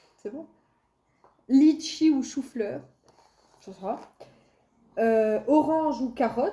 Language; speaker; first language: French; native; French